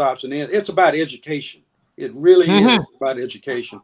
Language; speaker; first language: English; native; English